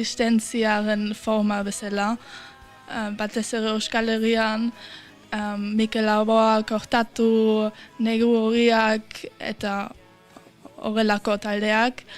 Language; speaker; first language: Basque; early bilingual, heritage; Basque